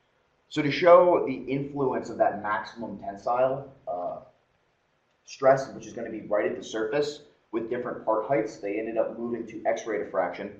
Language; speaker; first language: English; native; English